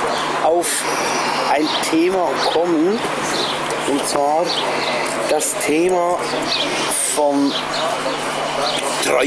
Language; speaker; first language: German; native; German